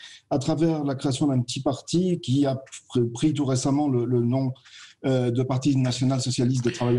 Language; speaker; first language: French; native; French